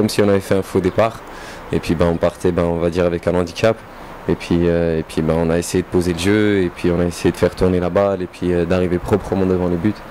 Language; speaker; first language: French; native; French